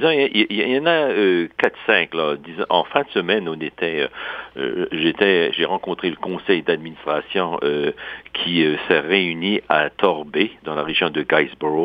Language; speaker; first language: French; native; French